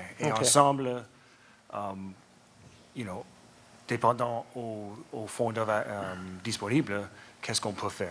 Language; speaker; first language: French; non-native, learner; English